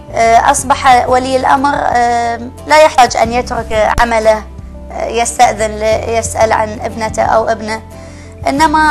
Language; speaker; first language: Arabic; native; Arabic